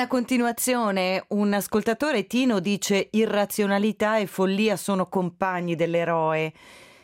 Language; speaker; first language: Italian; native; Italian